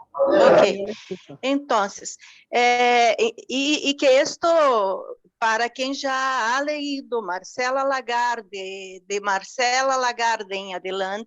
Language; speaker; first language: Spanish; non-native, fluent; Portuguese